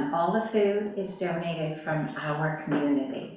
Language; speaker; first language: English; native; English